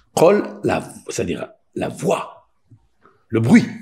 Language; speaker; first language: French; non-native, local second language; Spanish